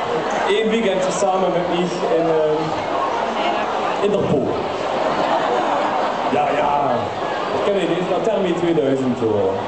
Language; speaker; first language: Dutch; non-native, local second language; Limburgish